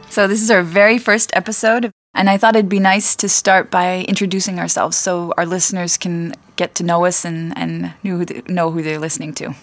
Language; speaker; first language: English; native; English